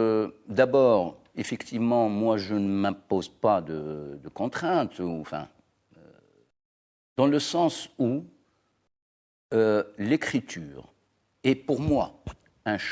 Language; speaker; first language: French; non-native, local second language; Arabic